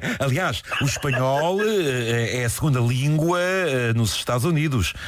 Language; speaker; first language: Portuguese; native; Portuguese